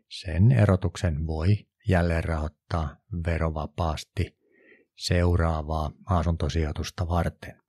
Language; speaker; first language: Finnish; native; Finnish